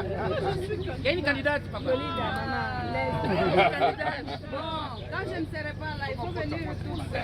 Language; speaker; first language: French; non-native, local second language; Lingala